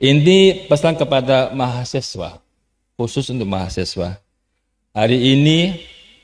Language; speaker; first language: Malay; non-native, fluent; Javanese